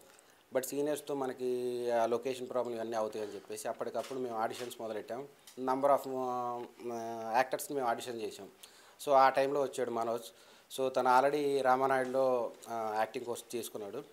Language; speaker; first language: Telugu; native; Telugu